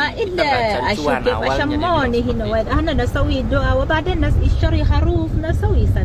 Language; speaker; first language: Arabic; non-native, learner; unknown